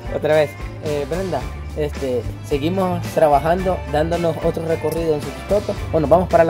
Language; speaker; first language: Spanish; native; Spanish